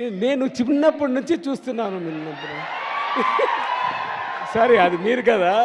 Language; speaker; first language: Telugu; non-native, learner; Tamil